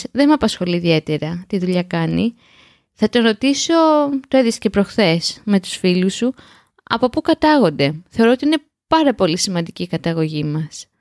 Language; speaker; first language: Greek; native; Greek